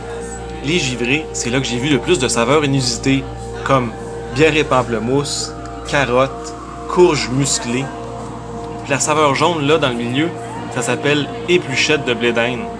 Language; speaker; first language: French; native; French